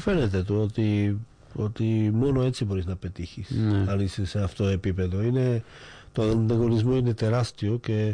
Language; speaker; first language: Greek; non-native, fluent; Slovak